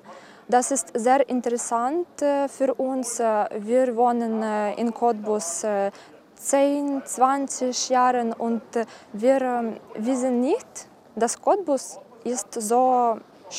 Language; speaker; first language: German; non-native, learner; Ukrainian